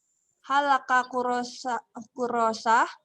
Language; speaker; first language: Arabic; non-native, learner; Indonesian